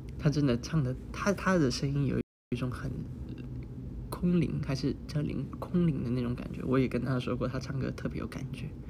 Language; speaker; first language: Chinese; early bilingual, heritage; Chinese